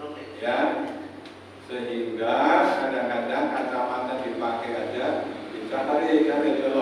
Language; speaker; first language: Indonesian; non-native, local second language; Javanese